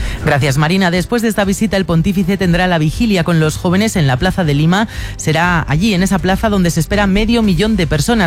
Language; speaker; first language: Spanish; native; Spanish